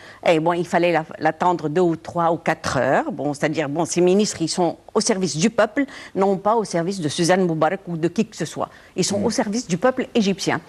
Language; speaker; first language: French; non-native, local second language; Arabic